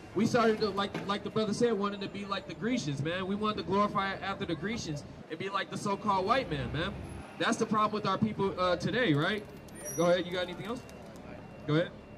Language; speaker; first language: English; native; English